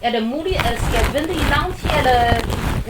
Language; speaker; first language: Danish; non-native, learner; Chinese